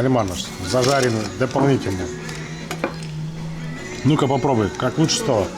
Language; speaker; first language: Russian; native; Russian